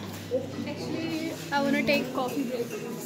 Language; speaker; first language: English; non-native, local second language; Hindi